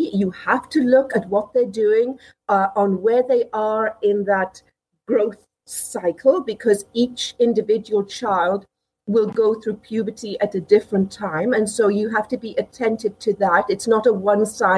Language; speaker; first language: English; native; English